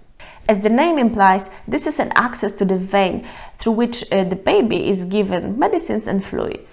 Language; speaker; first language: English; non-native, fluent; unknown